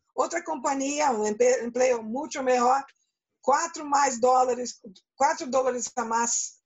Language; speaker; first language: Spanish; non-native, learner; Portuguese